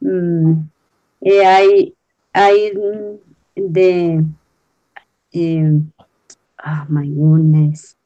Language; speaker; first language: English; non-native, learner; Spanish